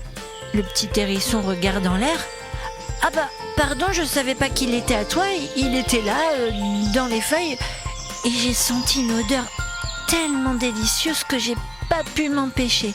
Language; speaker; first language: French; native; French